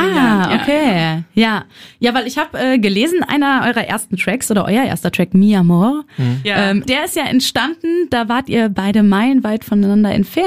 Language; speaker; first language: German; native; German